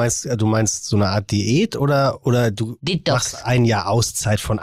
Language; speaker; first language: German; native; German